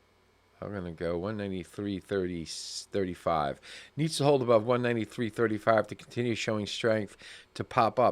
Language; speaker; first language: English; native; English